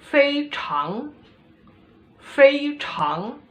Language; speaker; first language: Chinese; non-native, fluent; Indonesian